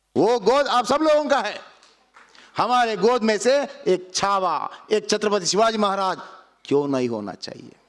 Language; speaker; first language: Hindi; non-native, local second language; Telugu